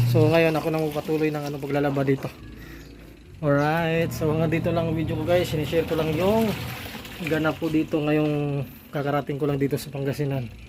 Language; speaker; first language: Filipino; native; Filipino